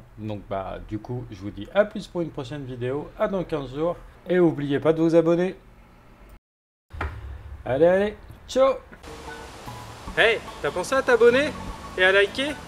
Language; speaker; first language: French; native; French